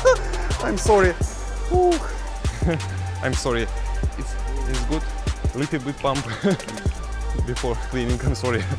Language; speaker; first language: English; non-native, learner; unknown